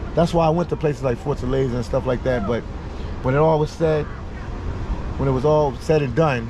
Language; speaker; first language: English; native; English